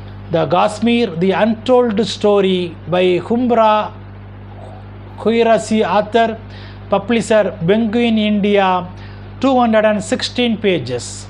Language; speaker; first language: English; non-native, local second language; Tamil